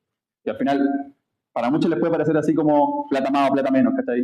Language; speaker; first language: Spanish; native; Spanish